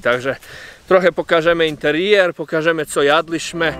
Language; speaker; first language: Polish; non-native, fluent; Croatian